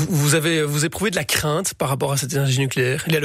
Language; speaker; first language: French; native; French